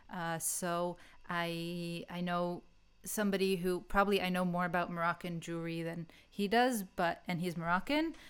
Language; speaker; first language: English; native; English